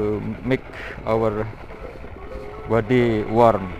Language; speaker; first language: English; non-native, learner; Indonesian